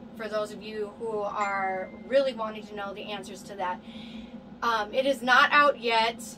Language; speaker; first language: English; native; English